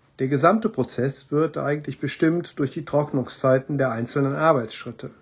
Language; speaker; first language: German; native; German